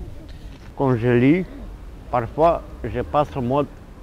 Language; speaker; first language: French; non-native, fluent; Romanian